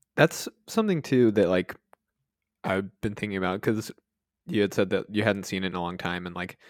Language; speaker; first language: English; native; English